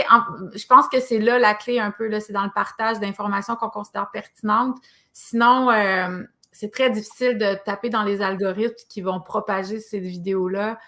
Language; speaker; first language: French; native; French